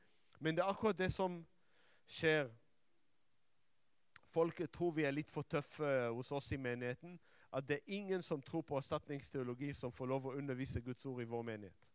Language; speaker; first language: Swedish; non-native, fluent; Hebrew